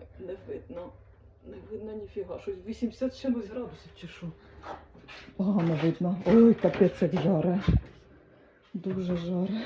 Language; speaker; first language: Ukrainian; native; Ukrainian